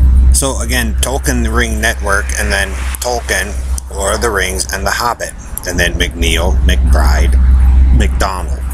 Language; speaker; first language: English; native; English